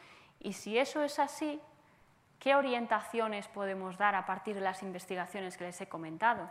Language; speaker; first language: Spanish; native; Spanish